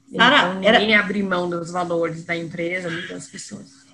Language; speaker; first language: Portuguese; non-native, fluent; English